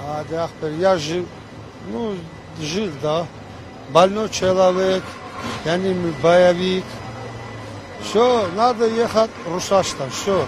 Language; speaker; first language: Russian; non-native, local second language; Armenian